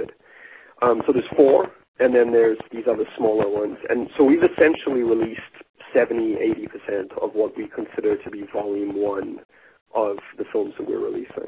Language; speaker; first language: English; native; English